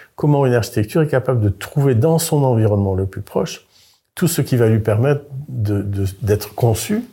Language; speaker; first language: French; native; French